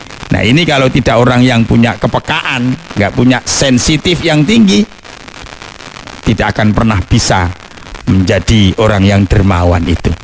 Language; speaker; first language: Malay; non-native, local second language; Javanese